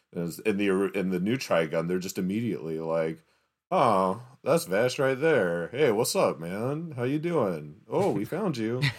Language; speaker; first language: English; native; English